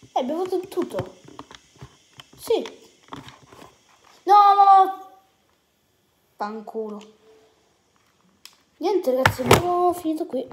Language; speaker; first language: Italian; native; Italian